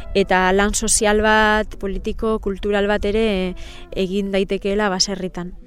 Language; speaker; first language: Basque; native; Basque